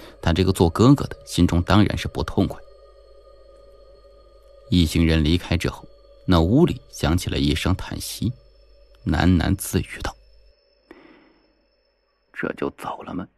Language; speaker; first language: Chinese; native; Chinese